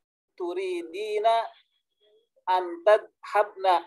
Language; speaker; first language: Arabic; non-native, learner; Indonesian